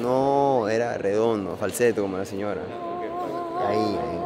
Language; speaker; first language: Spanish; early bilingual, heritage; Spanish